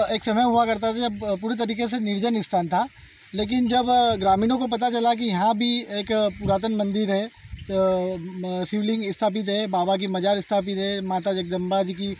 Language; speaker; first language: Hindi; native; Hindi